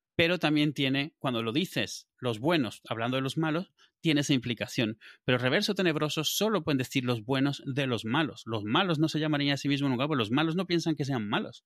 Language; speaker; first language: Spanish; native; Spanish